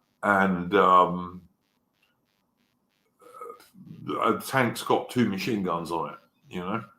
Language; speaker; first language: English; native; English